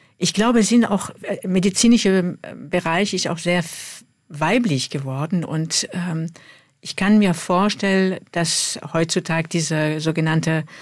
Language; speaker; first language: German; non-native, fluent; French